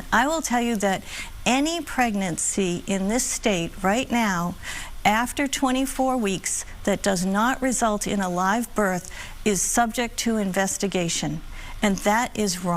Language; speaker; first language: English; native; English